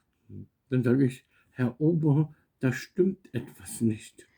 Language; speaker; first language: German; native; German